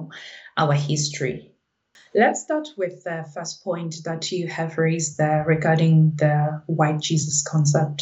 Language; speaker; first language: English; non-native, local second language; Zulu